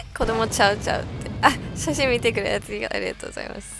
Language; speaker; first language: Japanese; non-native, fluent; English